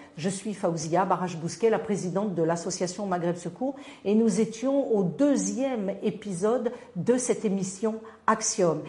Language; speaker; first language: French; non-native, local second language; Arabic